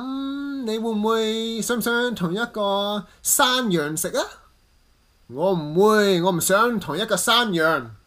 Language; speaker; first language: Cantonese; early bilingual, heritage; English